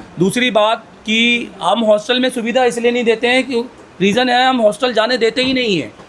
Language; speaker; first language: Hindi; native; Hindi